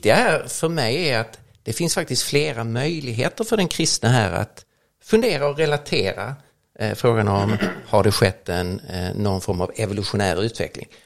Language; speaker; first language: Swedish; native; Swedish